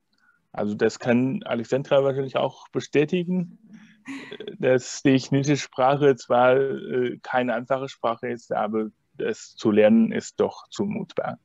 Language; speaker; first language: German; non-native, fluent; Chinese